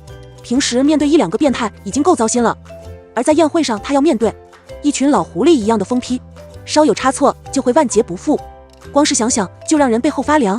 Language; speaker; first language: Chinese; native; Chinese